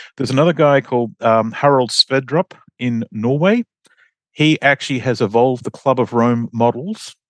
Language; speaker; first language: English; native; English